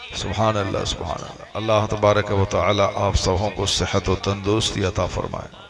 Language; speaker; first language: Hindi; native; Hindi